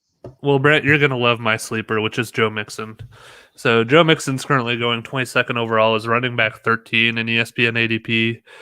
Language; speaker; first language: English; native; English